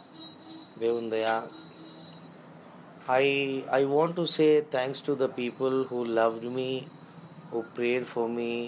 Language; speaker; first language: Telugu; non-native, local second language; Urdu